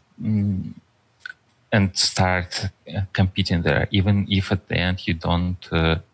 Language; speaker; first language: English; non-native, fluent; Russian